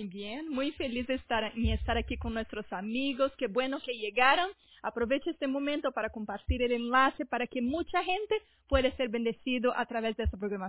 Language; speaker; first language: Spanish; non-native, fluent; Portuguese